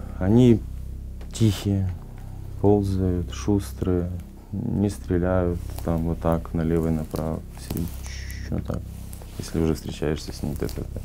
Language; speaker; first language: Russian; native; Russian